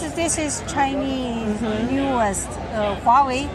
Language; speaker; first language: English; non-native, learner; Chinese